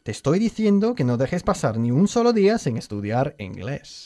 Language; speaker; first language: Spanish; non-native, fluent; English